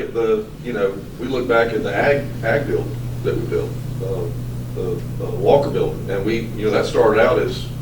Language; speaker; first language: English; native; English